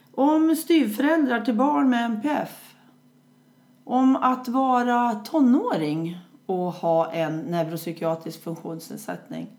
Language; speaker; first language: Swedish; native; Swedish